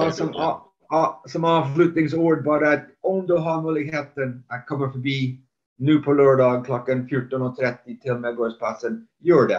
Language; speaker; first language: Swedish; non-native, fluent; English